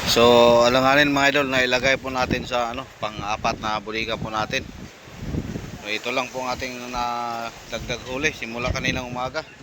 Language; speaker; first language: Filipino; non-native, local second language; Cebuano